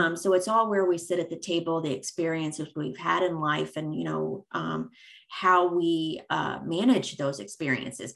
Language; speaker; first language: English; native; English